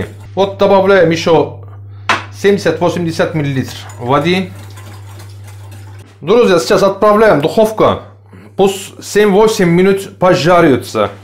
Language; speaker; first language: Russian; non-native, learner; Turkish